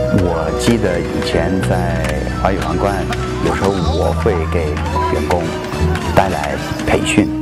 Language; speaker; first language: Chinese; non-native, fluent; English